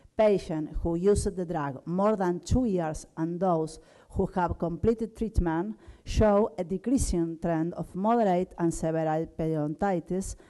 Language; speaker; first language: English; non-native, learner; Spanish